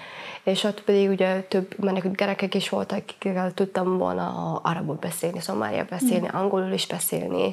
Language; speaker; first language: Hungarian; non-native, fluent; Somali